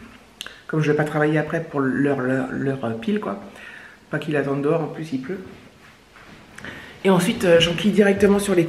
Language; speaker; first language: French; native; French